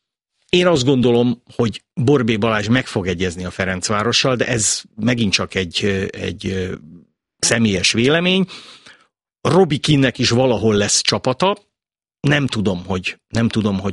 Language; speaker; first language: Hungarian; native; Hungarian